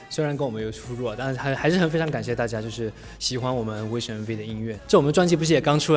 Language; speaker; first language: Chinese; native; Chinese